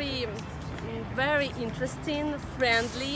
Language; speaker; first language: English; non-native, fluent; Russian